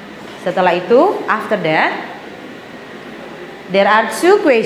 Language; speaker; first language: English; non-native, fluent; Indonesian